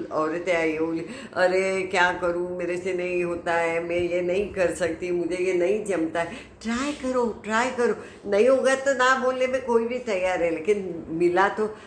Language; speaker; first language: Hindi; non-native, local second language; Marathi